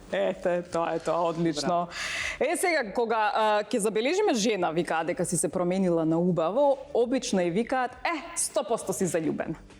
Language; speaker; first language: Macedonian; native; Macedonian